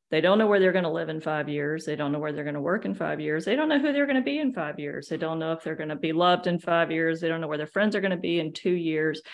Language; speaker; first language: English; native; English